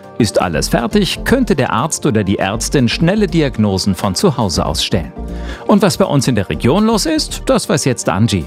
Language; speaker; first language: German; native; German